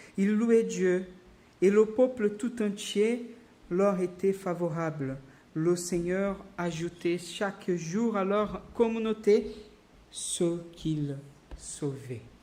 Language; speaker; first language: French; non-native, fluent; Portuguese